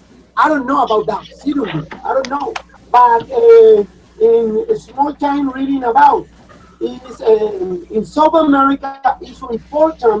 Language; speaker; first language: English; non-native, learner; Spanish